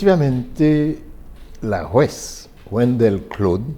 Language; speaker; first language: Spanish; non-native, fluent; Haitian Creole